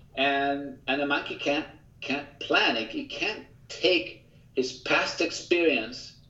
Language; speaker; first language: English; early bilingual, other home language; Spanish